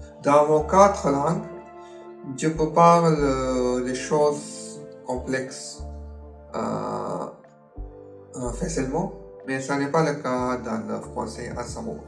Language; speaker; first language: French; non-native, learner; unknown